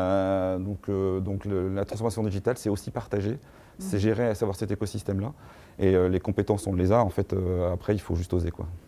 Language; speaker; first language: French; native; French